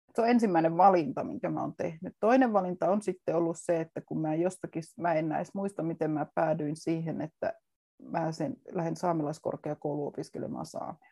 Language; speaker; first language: Finnish; native; Finnish